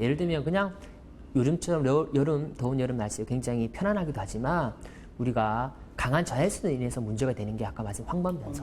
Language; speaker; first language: Korean; native; Korean